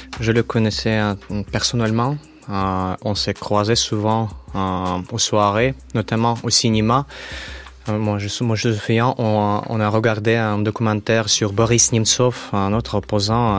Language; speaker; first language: French; non-native, fluent; Russian